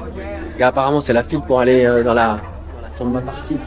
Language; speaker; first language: French; native; French